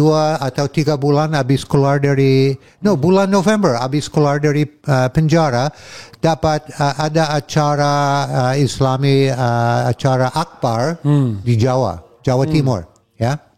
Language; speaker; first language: Indonesian; non-native, fluent; English